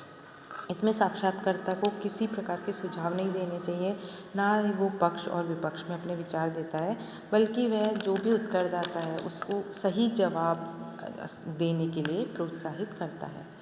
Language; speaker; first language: Hindi; native; Hindi